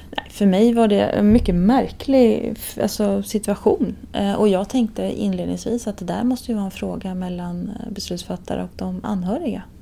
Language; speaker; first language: Swedish; native; Swedish